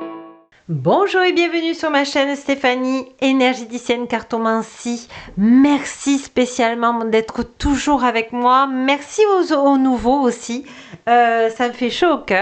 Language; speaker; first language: French; native; French